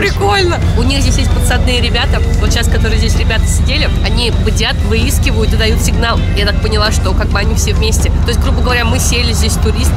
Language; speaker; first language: Russian; native; Russian